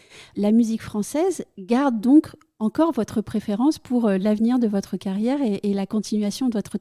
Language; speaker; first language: French; native; French